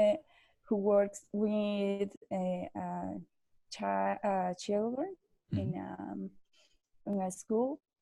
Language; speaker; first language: English; non-native, learner; Spanish